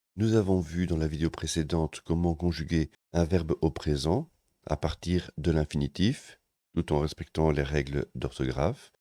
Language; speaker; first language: French; native; French